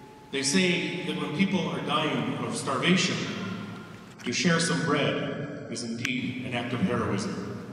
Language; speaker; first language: English; early bilingual, other home language; Ukrainian